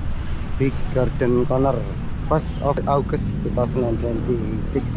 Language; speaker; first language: English; non-native, learner; Indonesian